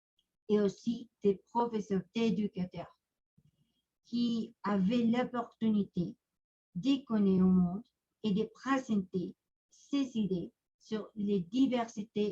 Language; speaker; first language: French; non-native, learner; Spanish